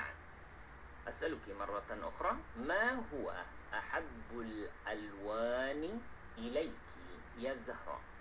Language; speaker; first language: Arabic; non-native, fluent; Malay